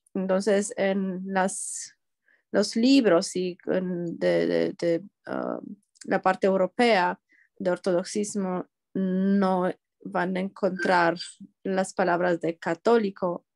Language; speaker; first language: Spanish; non-native, learner; Romanian